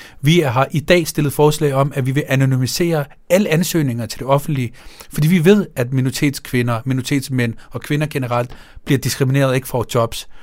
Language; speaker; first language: Danish; early bilingual, other home language; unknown